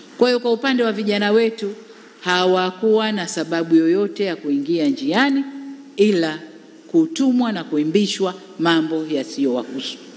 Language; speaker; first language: Swahili; native; Swahili